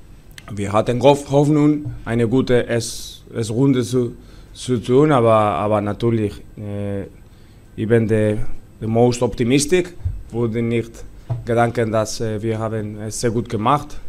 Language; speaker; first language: German; non-native, fluent; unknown